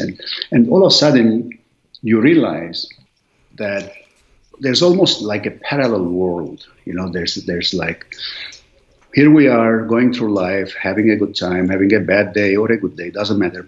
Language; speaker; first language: English; non-native, fluent; Arabic